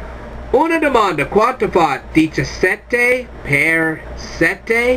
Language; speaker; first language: Italian; non-native, learner; English